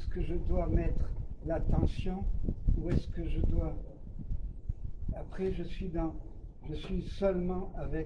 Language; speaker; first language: French; native; French